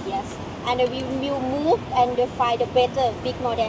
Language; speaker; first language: English; non-native, learner; Thai